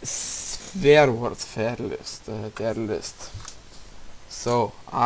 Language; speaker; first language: English; non-native, learner; Russian